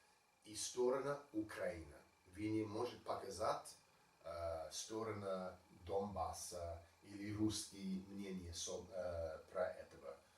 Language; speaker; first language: Russian; non-native, learner; English